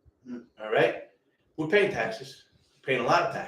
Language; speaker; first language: English; native; English